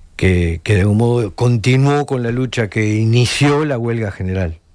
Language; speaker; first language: Spanish; native; Spanish